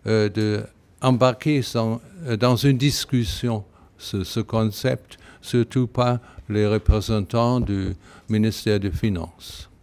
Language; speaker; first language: French; non-native, fluent; German